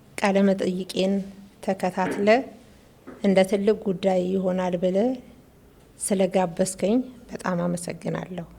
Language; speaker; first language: Amharic; native; Amharic